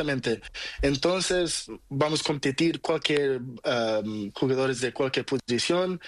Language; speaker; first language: Spanish; non-native, learner; Portuguese